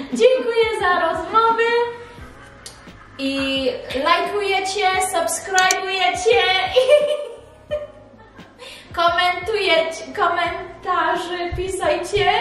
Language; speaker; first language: Polish; early bilingual, heritage; English